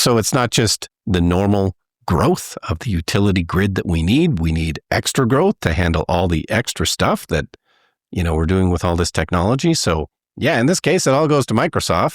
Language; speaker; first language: English; native; English